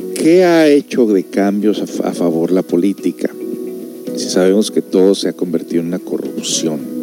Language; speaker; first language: Spanish; early bilingual, heritage; Spanish